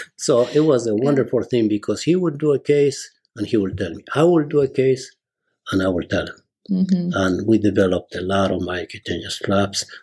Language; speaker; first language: English; non-native, fluent; Spanish